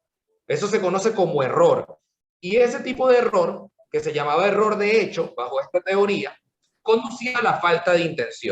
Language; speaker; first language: Spanish; native; Spanish